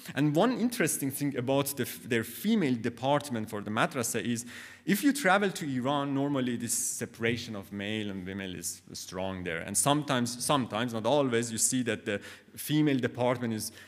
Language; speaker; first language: English; non-native, fluent; Persian